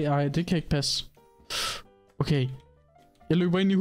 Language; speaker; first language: Danish; native; Danish